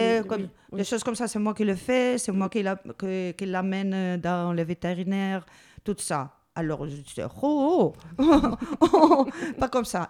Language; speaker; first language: French; non-native, learner; Spanish